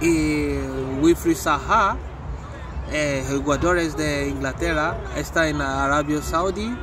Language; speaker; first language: Spanish; non-native, learner; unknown